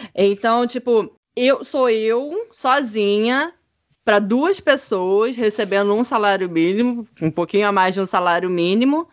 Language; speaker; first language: Portuguese; native; Portuguese